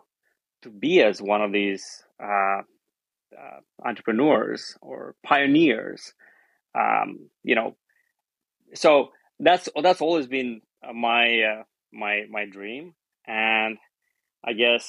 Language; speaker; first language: English; non-native, fluent; Romanian